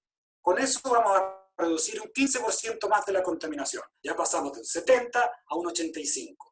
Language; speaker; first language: Spanish; native; Spanish